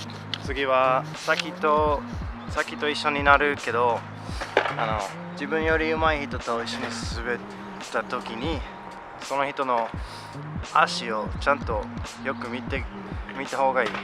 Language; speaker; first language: Japanese; non-native, fluent; English